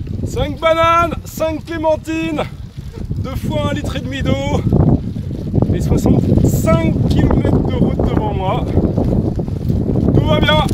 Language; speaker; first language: French; native; French